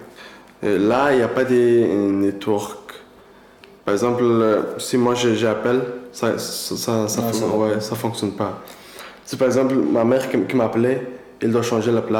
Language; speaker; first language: French; non-native, learner; Persian